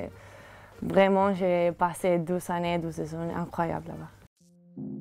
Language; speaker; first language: French; non-native, learner; Spanish